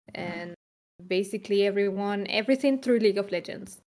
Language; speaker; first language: English; non-native, fluent; Spanish